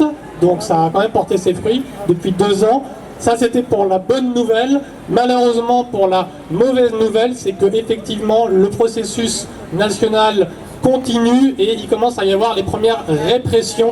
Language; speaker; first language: French; native; French